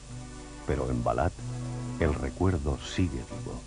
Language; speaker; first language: Spanish; native; Spanish